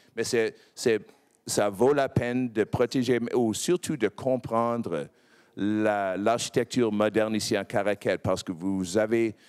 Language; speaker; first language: French; non-native, local second language; English